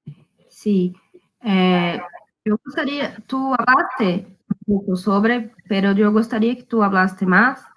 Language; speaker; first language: Spanish; non-native, learner; Portuguese